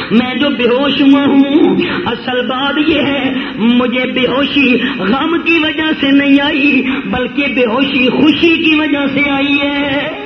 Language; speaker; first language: Urdu; non-native, local second language; Punjabi